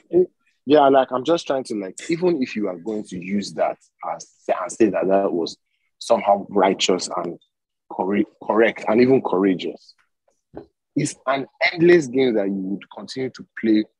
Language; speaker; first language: English; non-native, local second language; Yoruba